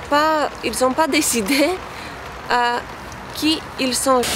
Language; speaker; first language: French; non-native, fluent; Bulgarian